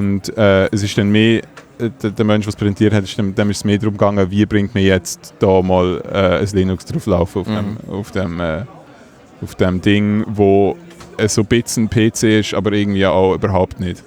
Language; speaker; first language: German; native; German